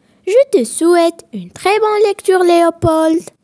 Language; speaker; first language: French; non-native, local second language; Arabic